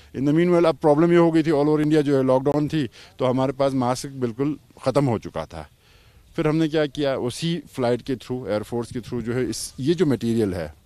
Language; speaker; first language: Hindi; non-native, local second language; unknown